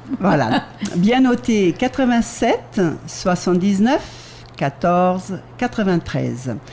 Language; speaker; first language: French; native; French